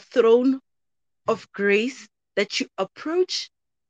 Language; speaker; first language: English; non-native, local second language; Zulu